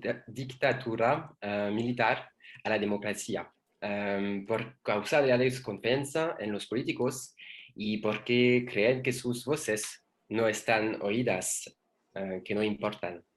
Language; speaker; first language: Spanish; non-native, learner; French